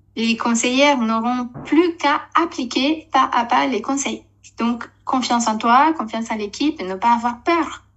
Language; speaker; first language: French; non-native, fluent; Romanian